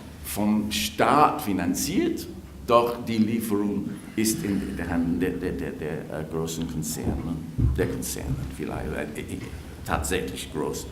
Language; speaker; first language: German; non-native, fluent; English